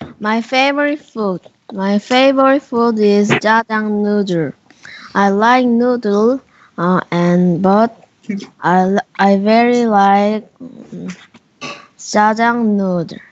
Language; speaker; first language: English; non-native, learner; Korean